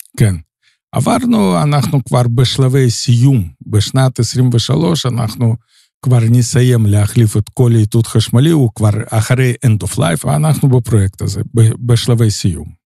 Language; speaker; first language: Hebrew; non-native, fluent; Russian